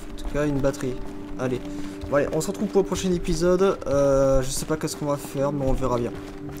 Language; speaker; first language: French; native; French